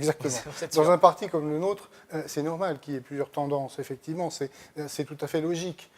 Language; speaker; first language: French; native; French